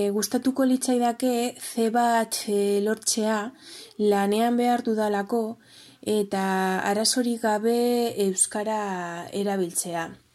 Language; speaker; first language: Basque; non-native, local second language; Spanish